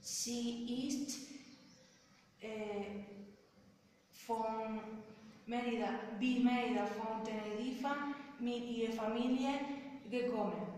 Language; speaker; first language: German; non-native, learner; Spanish